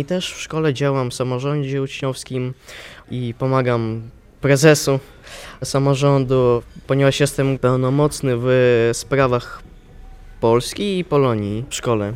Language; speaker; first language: Polish; non-native, local second language; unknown